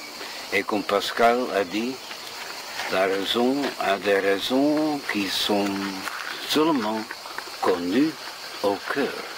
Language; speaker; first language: French; non-native, fluent; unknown